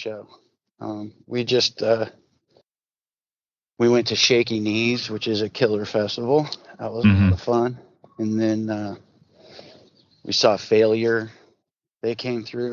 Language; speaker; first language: English; native; English